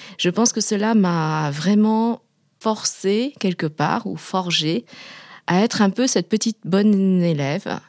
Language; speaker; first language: French; early bilingual, other home language; Vietnamese